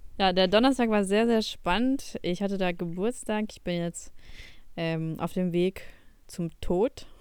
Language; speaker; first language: German; early bilingual, other home language; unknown